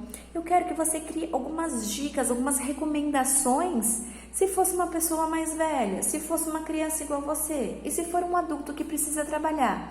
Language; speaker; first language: Portuguese; native; Portuguese